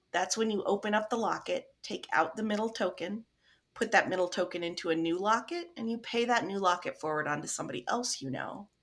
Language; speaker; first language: English; native; English